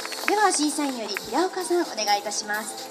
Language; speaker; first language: Japanese; native; Japanese